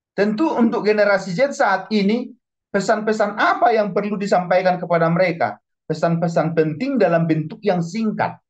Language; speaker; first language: Indonesian; non-native, local second language; Batak Toba